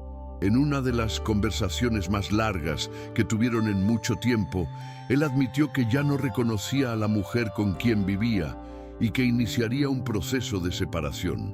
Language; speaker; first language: Spanish; native; Spanish